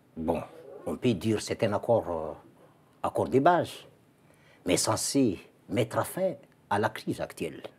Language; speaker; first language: French; non-native, local second language; Malagasy